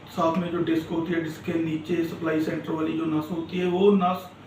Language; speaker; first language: Hindi; non-native, local second language; Punjabi